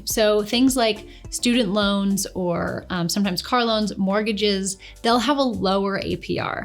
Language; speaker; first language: English; native; English